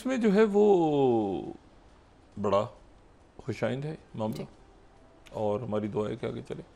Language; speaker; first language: Urdu; native; Urdu